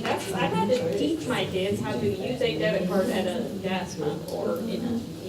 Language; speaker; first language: English; native; English